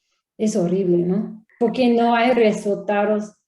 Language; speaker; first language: Spanish; non-native, learner; English